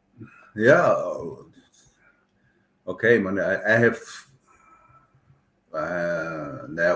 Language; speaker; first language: English; non-native, learner; German